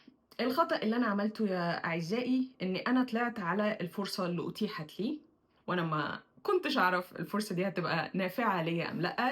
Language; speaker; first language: Arabic; native; Arabic